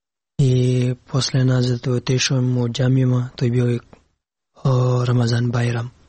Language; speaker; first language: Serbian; non-native, learner; Pashto